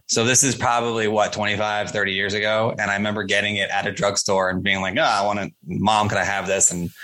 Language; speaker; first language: English; native; English